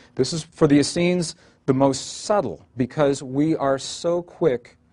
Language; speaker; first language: English; native; English